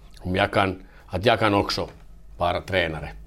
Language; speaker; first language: Swedish; non-native, learner; Finnish